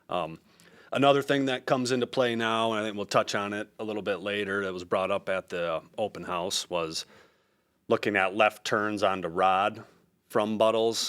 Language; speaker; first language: English; native; English